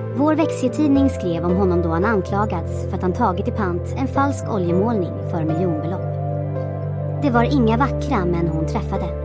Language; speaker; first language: Swedish; non-native, fluent; Croatian